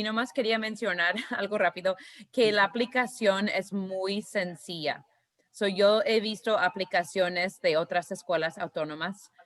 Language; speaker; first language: Spanish; early bilingual, heritage; Spanish